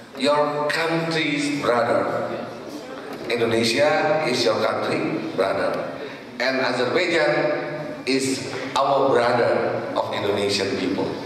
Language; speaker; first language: English; non-native, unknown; Javanese